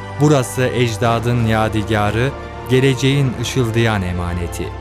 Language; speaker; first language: Turkish; native; Turkish